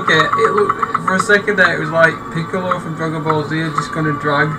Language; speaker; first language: English; native; English